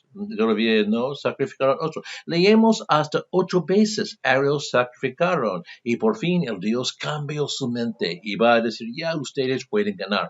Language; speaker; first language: Spanish; non-native, fluent; English